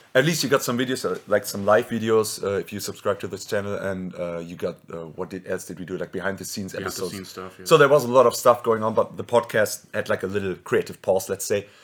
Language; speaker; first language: English; non-native, fluent; German